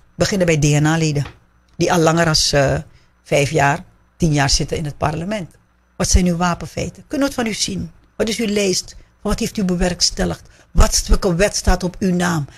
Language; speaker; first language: Dutch; native; Dutch